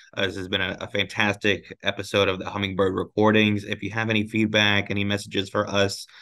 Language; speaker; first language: English; early bilingual, other home language; Spanish